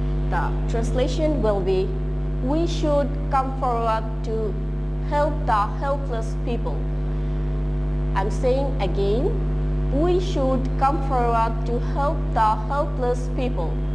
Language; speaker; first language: English; non-native, local second language; Bangla